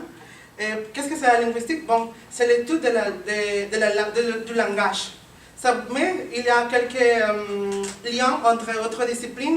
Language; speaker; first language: French; non-native, learner; Spanish